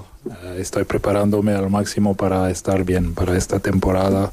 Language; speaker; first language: Spanish; non-native, fluent; French